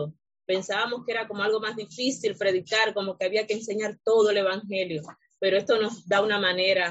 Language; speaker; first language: Spanish; native; Spanish